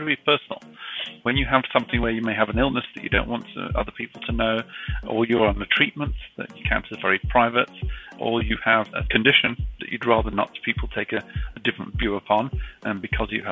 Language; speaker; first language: English; native; English